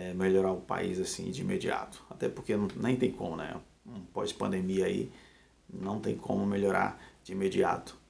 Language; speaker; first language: Portuguese; native; Portuguese